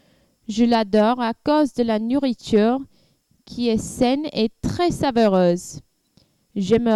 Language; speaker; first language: French; non-native, learner; English